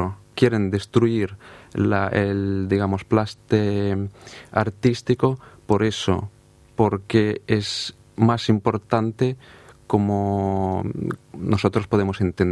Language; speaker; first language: Spanish; non-native, fluent; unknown